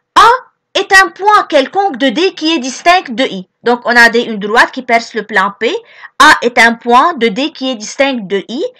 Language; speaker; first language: French; non-native, local second language; Arabic